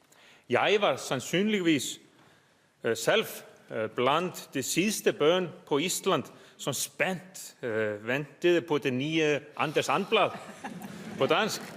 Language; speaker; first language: Danish; non-native, fluent; Icelandic